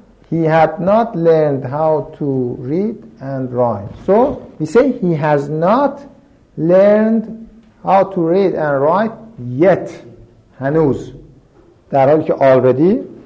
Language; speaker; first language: English; non-native, fluent; Persian